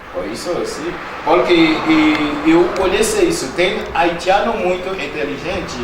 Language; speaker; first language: Portuguese; non-native, learner; Haitian Creole